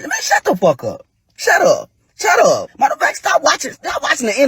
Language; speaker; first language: English; native; English